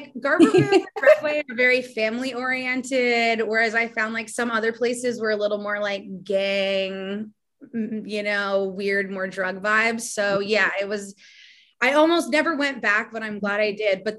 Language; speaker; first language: English; native; English